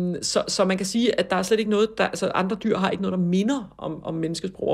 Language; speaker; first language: Danish; native; Danish